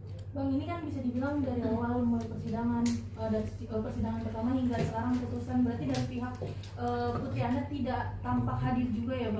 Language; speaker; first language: Indonesian; native; Indonesian